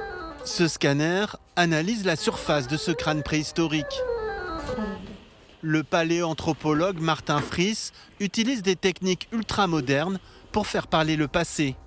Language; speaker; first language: French; native; French